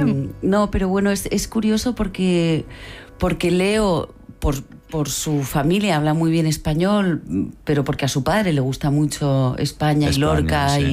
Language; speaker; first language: Spanish; native; Spanish